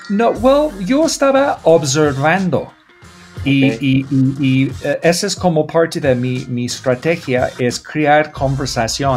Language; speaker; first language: Spanish; non-native, fluent; English